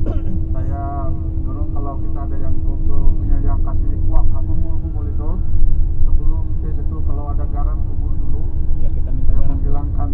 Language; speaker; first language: Indonesian; non-native, fluent; Arabic